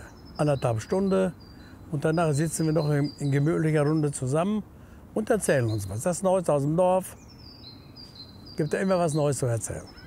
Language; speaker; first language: German; native; German